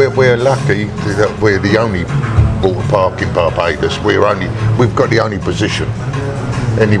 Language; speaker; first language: English; native; English